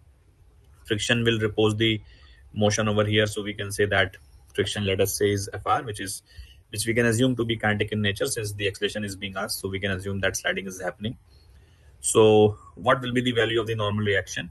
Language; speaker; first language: English; non-native, local second language; Hindi